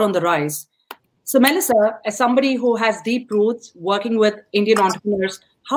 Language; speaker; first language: English; non-native, local second language; Tamil